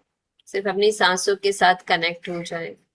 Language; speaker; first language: Hindi; native; Hindi